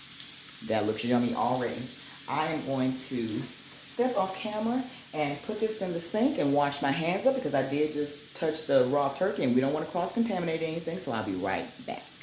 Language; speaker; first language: English; native; English